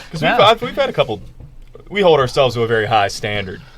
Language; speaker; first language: English; native; English